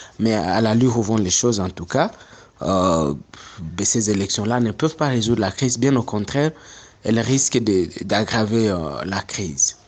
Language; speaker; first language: French; non-native, local second language; Swahili